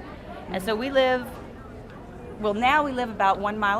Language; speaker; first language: English; native; English